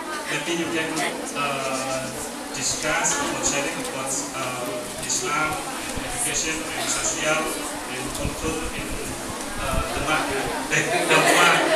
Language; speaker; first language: English; non-native, learner; Indonesian